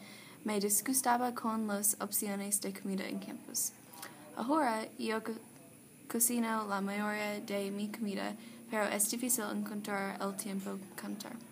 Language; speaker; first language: Spanish; non-native, learner; English